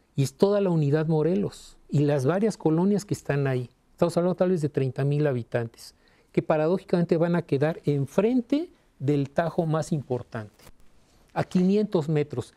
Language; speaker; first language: Spanish; native; Spanish